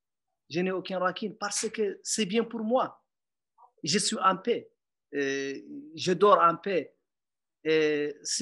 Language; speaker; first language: French; non-native, local second language; Arabic